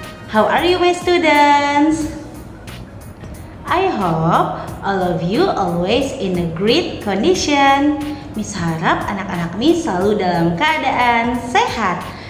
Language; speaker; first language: English; non-native, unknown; Indonesian